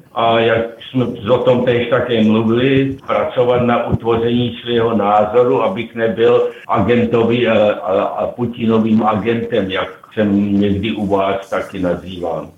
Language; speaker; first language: Czech; native; Czech